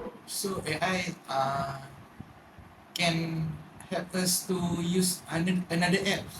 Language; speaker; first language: English; non-native, learner; Malay